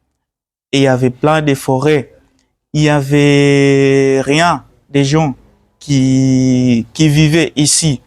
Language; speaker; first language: French; non-native, learner; Swahili